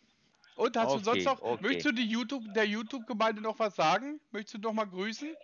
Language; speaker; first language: German; native; German